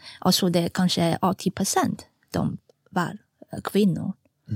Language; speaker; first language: Swedish; non-native, fluent; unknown